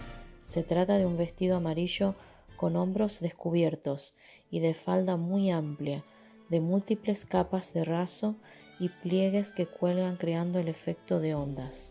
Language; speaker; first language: Spanish; native; Spanish